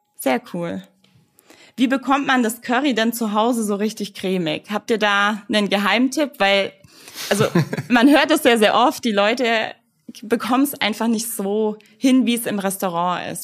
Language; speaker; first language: German; native; German